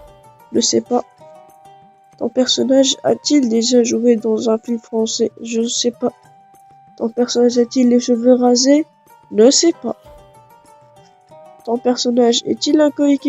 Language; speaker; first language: French; non-native, local second language; Arabic